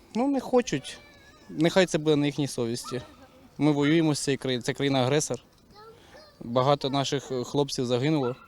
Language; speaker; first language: Ukrainian; non-native, local second language; Russian